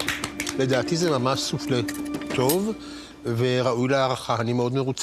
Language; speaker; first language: Hebrew; native; Hebrew